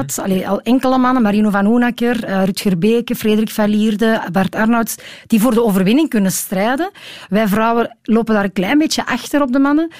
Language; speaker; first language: Dutch; native; Dutch